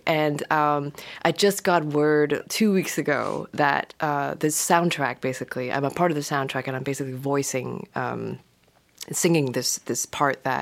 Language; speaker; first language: English; non-native, local second language; Cantonese